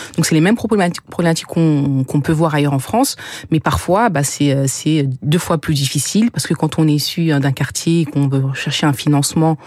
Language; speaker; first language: French; native; French